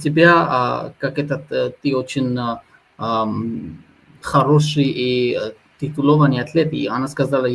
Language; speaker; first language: Russian; non-native, fluent; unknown